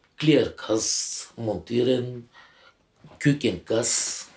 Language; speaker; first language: Dutch; non-native, learner; Bulgarian